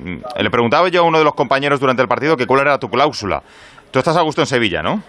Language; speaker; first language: Spanish; native; Spanish